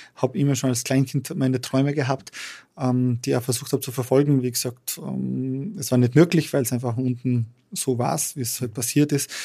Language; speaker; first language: German; non-native, fluent; Albanian